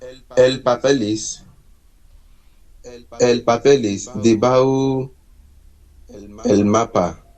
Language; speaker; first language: Spanish; non-native, learner; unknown